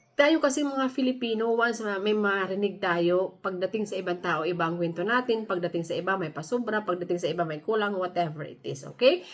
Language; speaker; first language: Filipino; native; Filipino